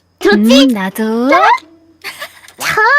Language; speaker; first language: Korean; native; Korean